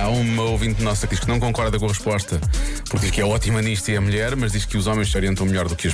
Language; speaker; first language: Portuguese; native; Portuguese